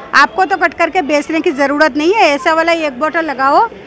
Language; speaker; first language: Hindi; non-native, local second language; Kannada